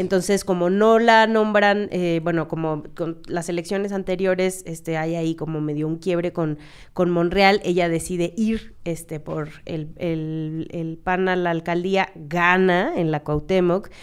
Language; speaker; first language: Spanish; native; Spanish